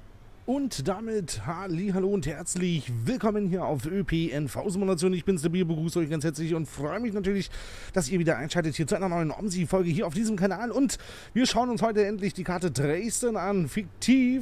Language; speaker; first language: German; native; German